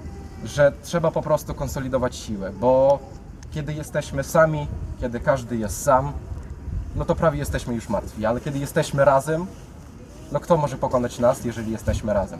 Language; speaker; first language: Polish; non-native, fluent; Ukrainian